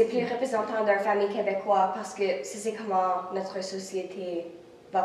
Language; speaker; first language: French; non-native, local second language; English